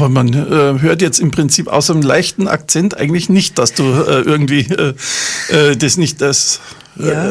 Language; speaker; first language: German; native; German